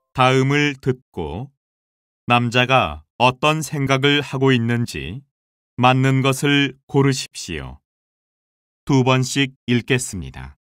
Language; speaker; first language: Korean; native; Korean